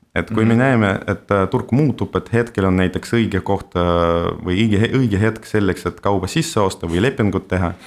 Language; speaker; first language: Estonian; non-native, local second language; Russian